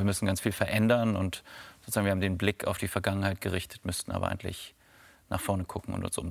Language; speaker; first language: German; native; German